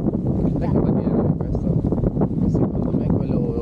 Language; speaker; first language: Italian; non-native, fluent; Filipino